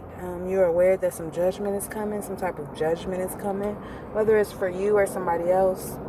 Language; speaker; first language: English; native; English